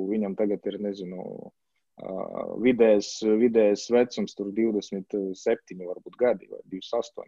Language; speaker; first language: Latvian; non-native, local second language; Russian